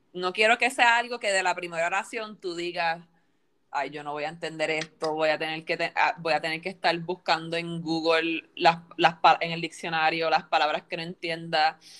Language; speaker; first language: Spanish; native; Spanish